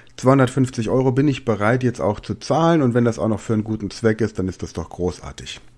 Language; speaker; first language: German; native; German